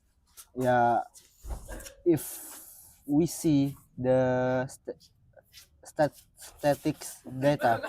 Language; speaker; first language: English; non-native, fluent; Indonesian